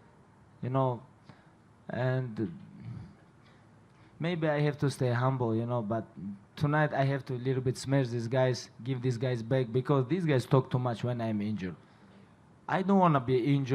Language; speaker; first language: English; non-native, learner; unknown